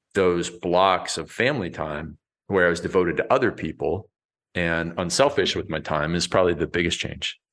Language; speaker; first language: English; native; English